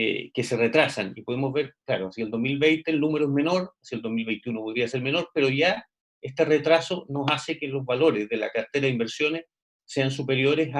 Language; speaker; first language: Spanish; native; Spanish